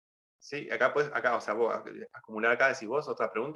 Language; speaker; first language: Spanish; native; Spanish